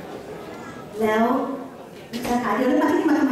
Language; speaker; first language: Thai; native; Thai